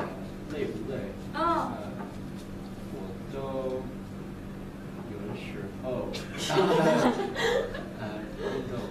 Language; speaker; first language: Chinese; non-native, learner; English